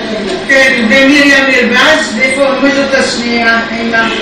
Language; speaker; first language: Hebrew; non-native, fluent; Arabic